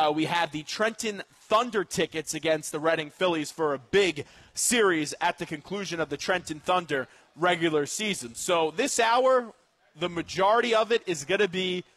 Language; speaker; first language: English; native; English